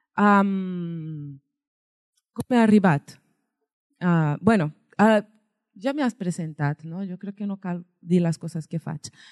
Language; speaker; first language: Catalan; non-native, fluent; Portuguese